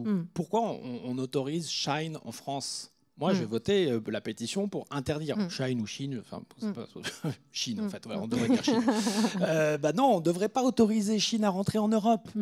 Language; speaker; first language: French; native; French